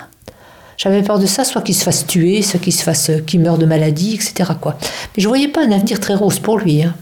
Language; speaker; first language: French; native; French